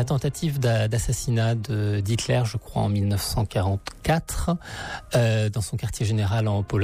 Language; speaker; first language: French; native; French